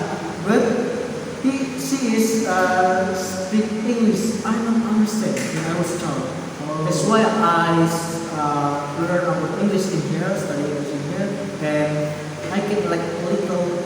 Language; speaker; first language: English; non-native, learner; Indonesian